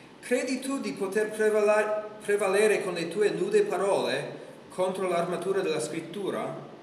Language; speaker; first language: Italian; non-native, fluent; English